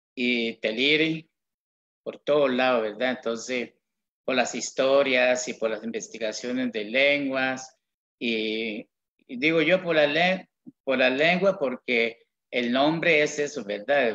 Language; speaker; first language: Spanish; non-native, local second language; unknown